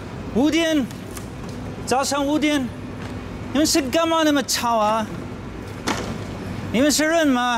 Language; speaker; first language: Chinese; non-native, learner; English